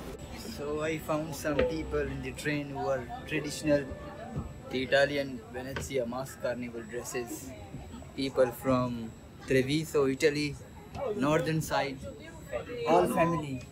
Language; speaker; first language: English; non-native, fluent; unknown